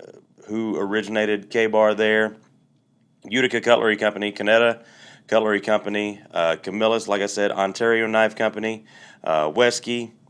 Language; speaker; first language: English; native; English